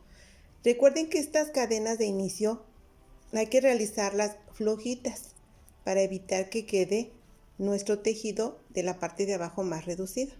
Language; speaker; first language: Spanish; native; Spanish